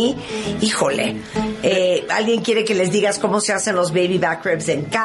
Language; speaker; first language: Spanish; native; Spanish